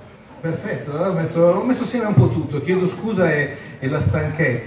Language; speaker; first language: Italian; native; Italian